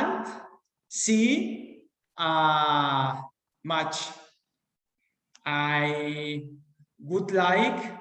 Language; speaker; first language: English; non-native, learner; Spanish